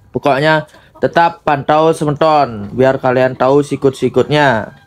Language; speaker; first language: Indonesian; non-native, local second language; Balinese